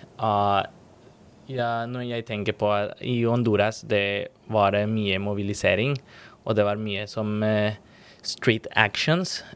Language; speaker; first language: Norwegian; non-native, fluent; Spanish